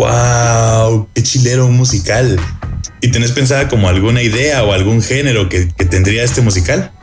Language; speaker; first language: Spanish; native; Spanish